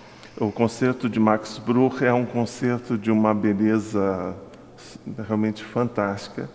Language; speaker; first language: Portuguese; native; Portuguese